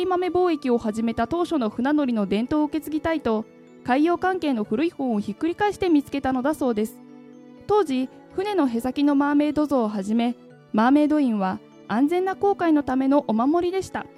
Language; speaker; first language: Japanese; native; Japanese